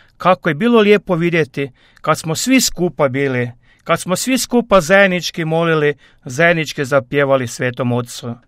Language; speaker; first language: Croatian; native; Croatian